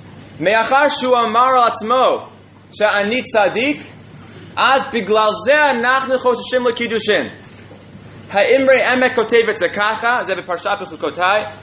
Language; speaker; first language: Hebrew; non-native, fluent; English